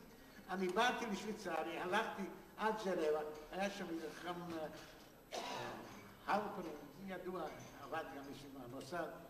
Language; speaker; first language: Hebrew; non-native, fluent; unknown